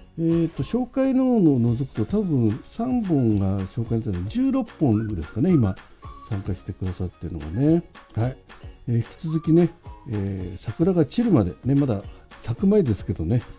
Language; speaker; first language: Japanese; native; Japanese